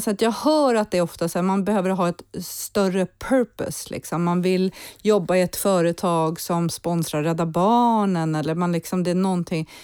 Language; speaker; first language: Swedish; early bilingual, heritage; Swedish